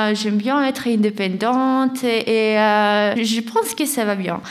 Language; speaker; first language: French; non-native, fluent; Greek